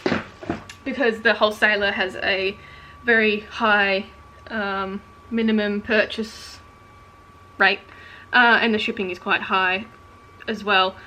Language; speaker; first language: English; native; English